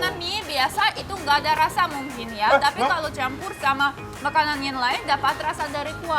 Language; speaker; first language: Indonesian; non-native, fluent; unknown